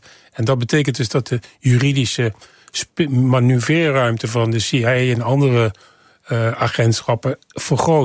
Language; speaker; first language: Dutch; native; Dutch